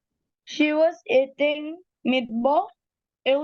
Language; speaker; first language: English; non-native, learner; Indonesian